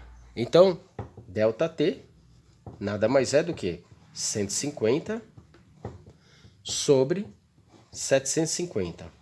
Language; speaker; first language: Portuguese; native; Portuguese